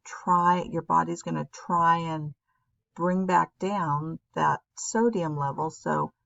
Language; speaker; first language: English; native; English